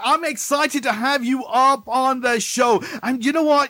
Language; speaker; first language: English; early bilingual, other home language; Hindi